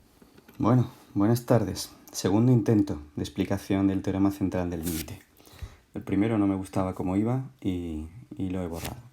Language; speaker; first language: Spanish; native; Spanish